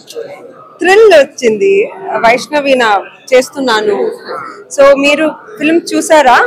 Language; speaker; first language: Telugu; non-native, learner; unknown